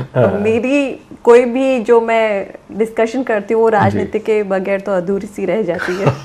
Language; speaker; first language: Hindi; native; Hindi